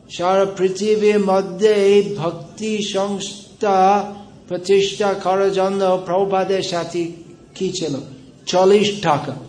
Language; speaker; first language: Bangla; non-native, fluent; English